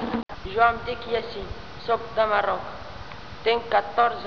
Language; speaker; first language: Catalan; non-native, learner; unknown